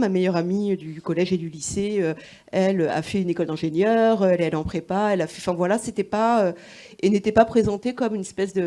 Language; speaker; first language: French; native; French